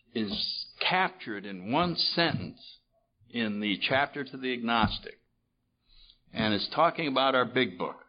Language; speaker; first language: English; native; English